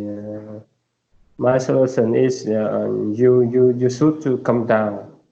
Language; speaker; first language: English; non-native, learner; Vietnamese